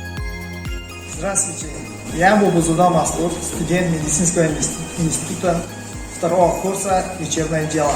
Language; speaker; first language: Russian; non-native, learner; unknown